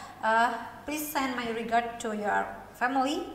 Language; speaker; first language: English; non-native, learner; Indonesian